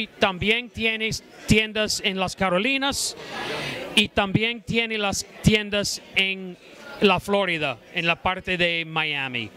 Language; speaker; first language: Spanish; non-native, fluent; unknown